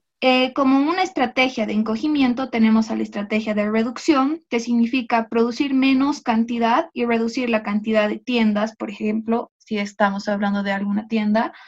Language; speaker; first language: Spanish; native; Spanish